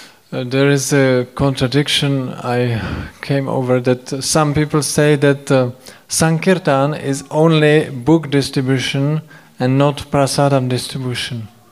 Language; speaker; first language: English; non-native, fluent; Czech